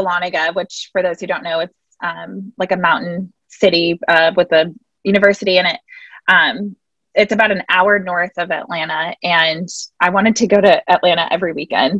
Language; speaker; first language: English; native; English